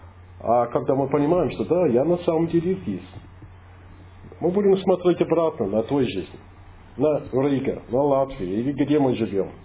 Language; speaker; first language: Russian; non-native, fluent; English